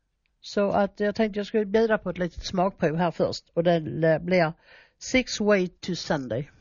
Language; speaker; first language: Swedish; native; Swedish